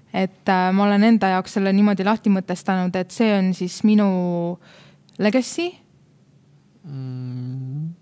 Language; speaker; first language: Estonian; native; Estonian